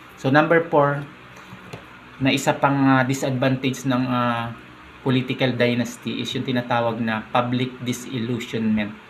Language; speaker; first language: English; non-native, local second language; Filipino